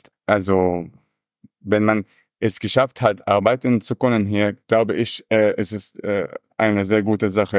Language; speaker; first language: German; non-native, fluent; Arabic